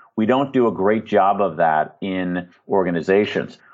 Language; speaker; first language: English; native; English